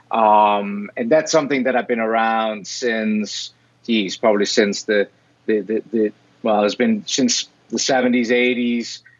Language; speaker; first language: English; non-native, fluent; Danish